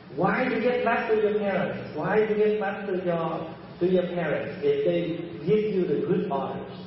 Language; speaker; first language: English; early bilingual, other home language; Vietnamese